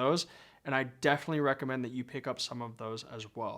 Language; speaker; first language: English; native; English